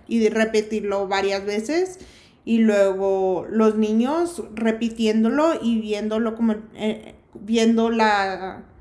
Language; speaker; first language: Spanish; early bilingual, heritage; Spanish